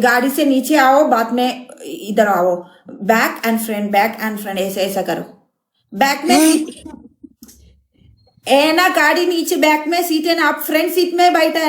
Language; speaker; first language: Hindi; non-native, learner; Malayalam